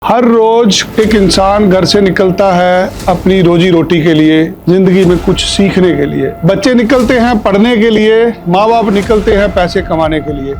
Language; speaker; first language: Hindi; native; Hindi